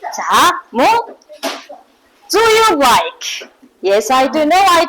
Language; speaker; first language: English; non-native, learner; Mongolian